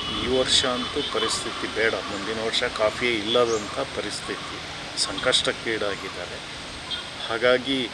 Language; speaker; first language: Kannada; non-native, local second language; Kodava